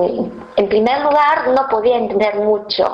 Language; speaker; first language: Spanish; non-native, fluent; Chinese